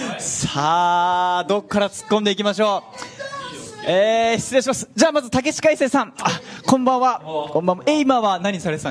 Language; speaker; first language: Japanese; native; Japanese